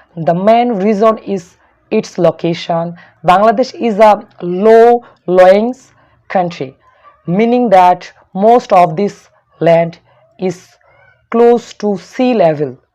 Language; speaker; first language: English; non-native, local second language; Bangla